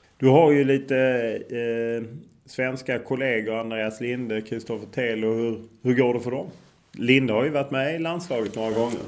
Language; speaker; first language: Swedish; native; Swedish